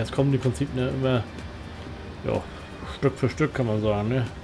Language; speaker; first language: German; native; German